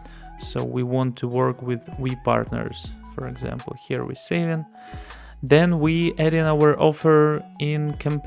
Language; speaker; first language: English; non-native, fluent; Russian